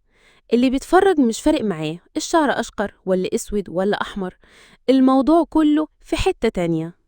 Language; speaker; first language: Arabic; native; Arabic